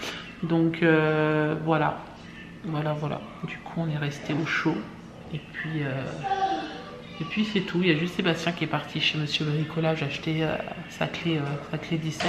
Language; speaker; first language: French; native; French